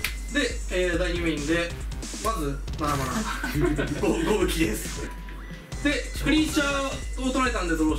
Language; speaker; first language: Japanese; native; Japanese